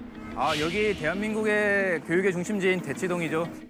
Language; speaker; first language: Korean; native; Korean